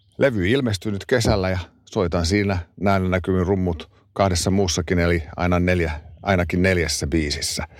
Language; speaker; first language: Finnish; non-native, local second language; Swedish